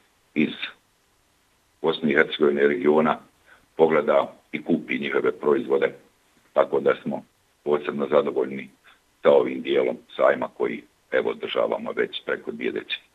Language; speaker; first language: Bosnian; native; Bosnian